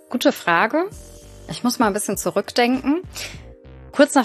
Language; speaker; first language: German; native; German